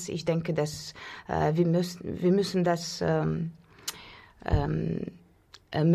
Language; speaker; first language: German; non-native, learner; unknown